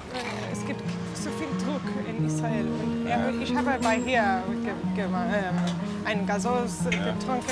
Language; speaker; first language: German; non-native, learner; Hebrew